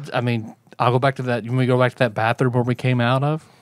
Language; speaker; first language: English; native; English